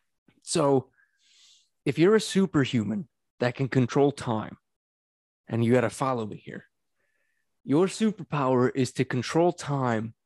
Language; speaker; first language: English; native; English